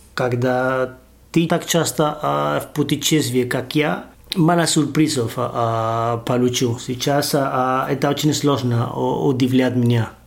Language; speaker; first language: Russian; non-native, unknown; Spanish